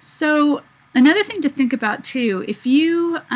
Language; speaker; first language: English; native; English